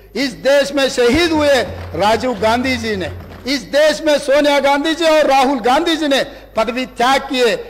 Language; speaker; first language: Hindi; non-native, local second language; Telugu